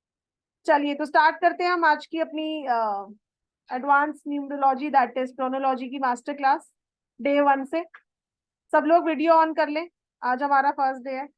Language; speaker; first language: Hindi; native; Hindi